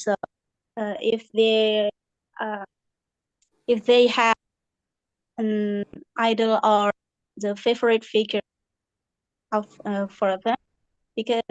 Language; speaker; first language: English; non-native, learner; Indonesian